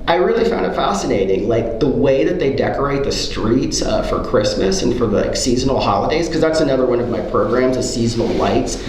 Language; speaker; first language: English; native; English